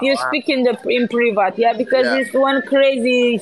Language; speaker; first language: English; non-native, learner; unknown